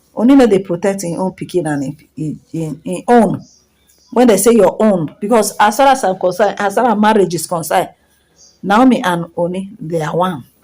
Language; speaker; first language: Nigerian Pidgin; native; Nigerian Pidgin